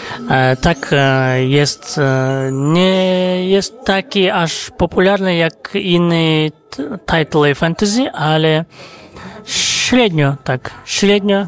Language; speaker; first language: Polish; non-native, fluent; Kazakh